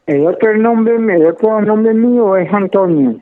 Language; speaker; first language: Spanish; native; Spanish